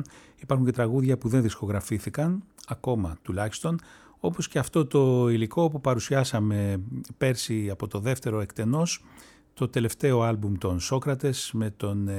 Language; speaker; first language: Greek; native; Greek